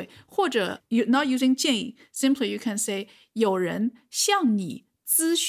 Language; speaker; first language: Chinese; native; Chinese